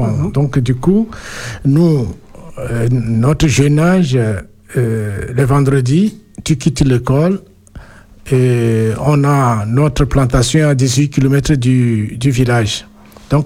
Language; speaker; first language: French; non-native, local second language; Ewe